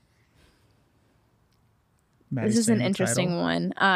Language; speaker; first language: English; native; English